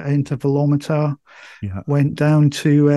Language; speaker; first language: English; native; English